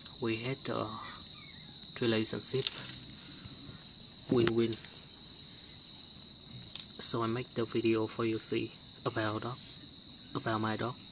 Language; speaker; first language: English; non-native, learner; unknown